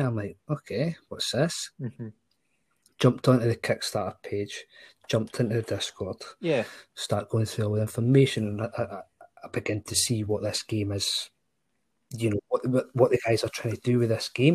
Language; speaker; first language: English; native; English